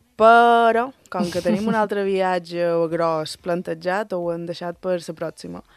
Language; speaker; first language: Catalan; early bilingual, other home language; Spanish